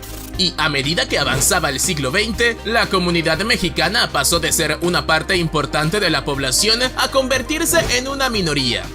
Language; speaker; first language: Spanish; native; Spanish